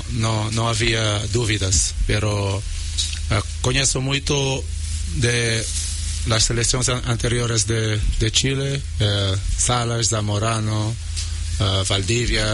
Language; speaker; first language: Spanish; non-native, learner; Portuguese